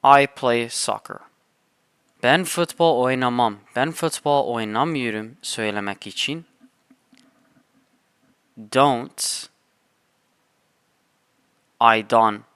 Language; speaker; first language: Turkish; non-native, fluent; English